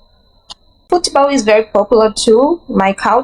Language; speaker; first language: English; non-native, learner; Portuguese